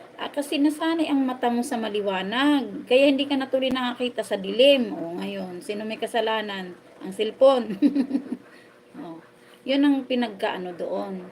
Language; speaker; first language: Filipino; non-native, local second language; Waray